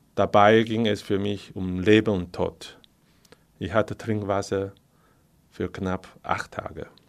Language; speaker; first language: German; non-native, fluent; Chinese